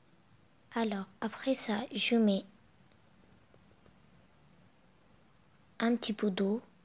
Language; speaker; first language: French; non-native, learner; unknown